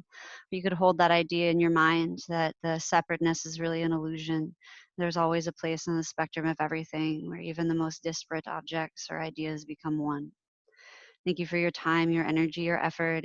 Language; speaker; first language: English; native; English